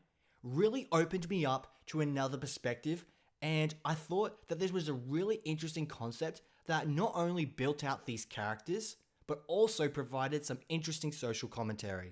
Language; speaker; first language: English; native; English